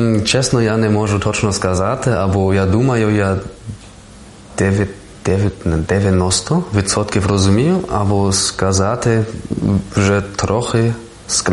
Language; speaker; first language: Ukrainian; non-native, learner; German